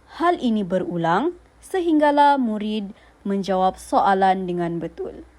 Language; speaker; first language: Malay; native; Malay